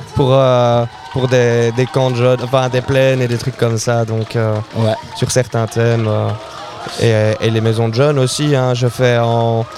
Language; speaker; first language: French; native; French